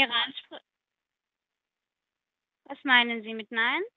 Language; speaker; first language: German; non-native, learner; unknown